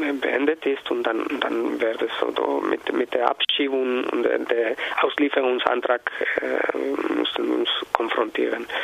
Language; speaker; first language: German; non-native, learner; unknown